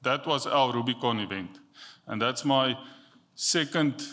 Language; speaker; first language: English; non-native, local second language; Afrikaans